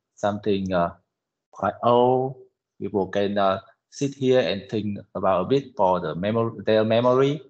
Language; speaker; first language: English; non-native, learner; Vietnamese